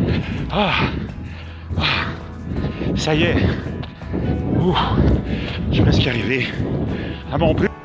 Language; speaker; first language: French; native; French